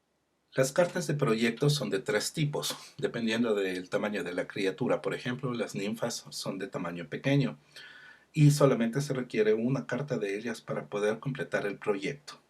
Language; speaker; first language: Spanish; native; Spanish